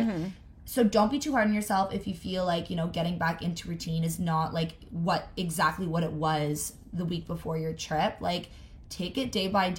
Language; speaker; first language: English; native; English